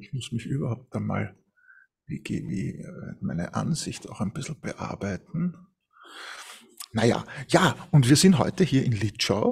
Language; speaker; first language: German; native; German